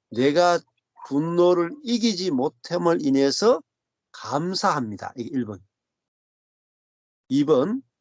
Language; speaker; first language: Korean; native; Korean